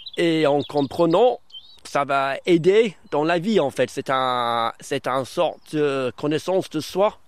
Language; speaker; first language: French; non-native, fluent; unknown